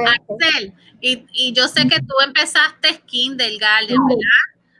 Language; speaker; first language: Spanish; early bilingual, heritage; Spanish